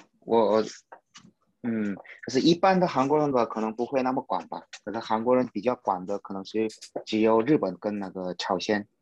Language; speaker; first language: Chinese; non-native, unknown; Korean